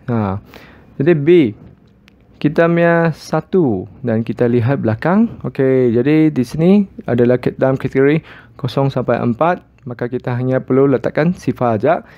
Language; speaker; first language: Malay; non-native, local second language; Chinese